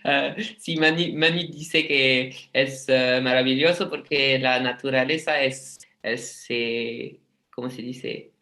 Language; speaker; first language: Spanish; non-native, learner; French